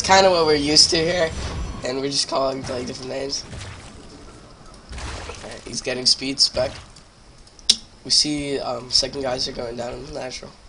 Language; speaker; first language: English; native; English